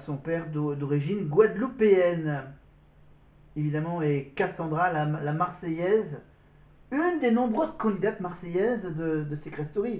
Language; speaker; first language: French; native; French